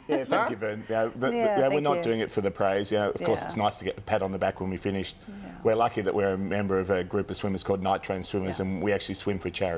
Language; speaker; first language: English; native; English